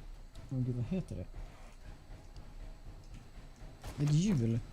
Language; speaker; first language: Swedish; non-native, learner; English